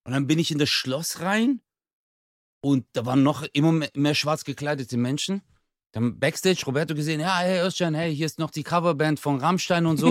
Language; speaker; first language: German; early bilingual, other home language; Turkish